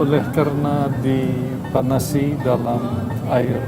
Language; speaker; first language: Indonesian; non-native, fluent; Dutch